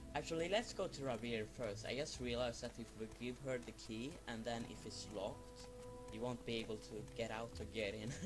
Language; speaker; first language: English; non-native, fluent; Swedish